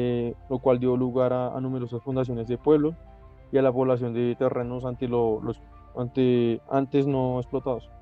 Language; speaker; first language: Spanish; native; Spanish